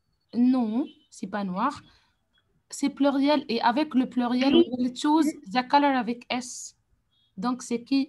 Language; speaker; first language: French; non-native, fluent; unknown